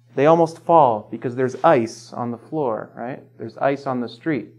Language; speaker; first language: English; native; English